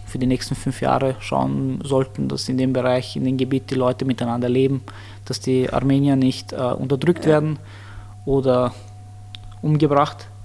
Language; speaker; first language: German; early bilingual, other home language; Armenian